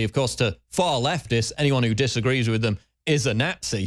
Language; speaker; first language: English; native; English